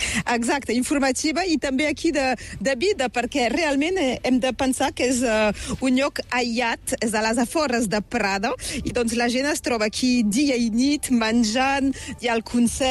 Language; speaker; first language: Catalan; native; Catalan